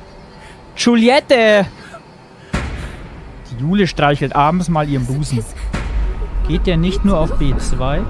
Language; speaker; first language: German; native; German